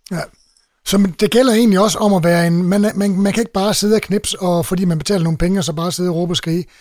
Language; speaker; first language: Danish; native; Danish